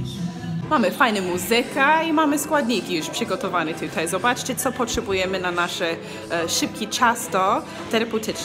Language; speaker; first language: Polish; non-native, learner; English